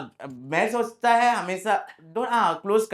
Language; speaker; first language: Hindi; non-native, local second language; Assamese